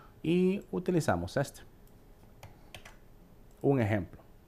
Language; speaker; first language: Spanish; native; Spanish